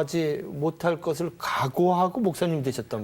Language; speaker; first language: Korean; native; Korean